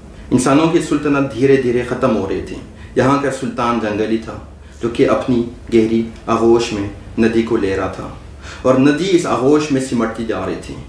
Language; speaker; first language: Urdu; non-native, fluent; French